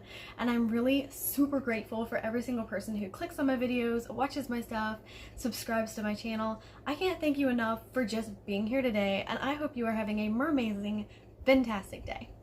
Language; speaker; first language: English; native; English